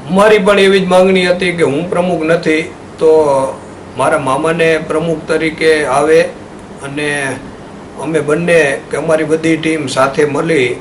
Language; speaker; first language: Gujarati; native; Gujarati